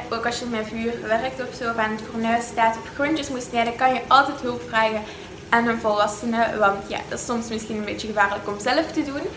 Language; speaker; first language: Dutch; native; Dutch